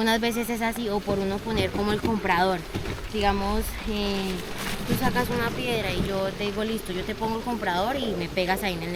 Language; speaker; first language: Spanish; native; Spanish